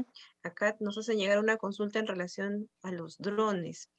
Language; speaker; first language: Spanish; native; Spanish